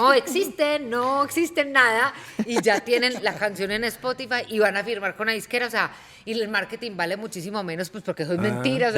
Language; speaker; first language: Spanish; native; Spanish